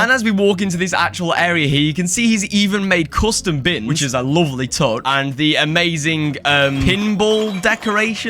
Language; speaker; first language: English; native; English